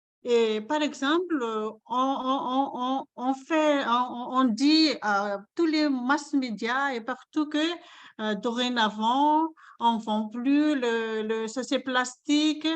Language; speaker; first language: French; non-native, local second language; Malagasy